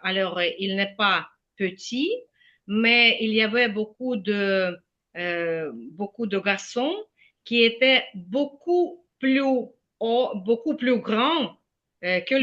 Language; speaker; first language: French; non-native, fluent; Ukrainian